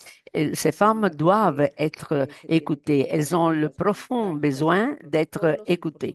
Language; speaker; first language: French; non-native, fluent; Spanish